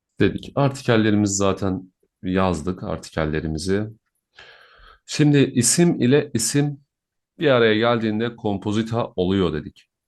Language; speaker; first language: Turkish; native; Turkish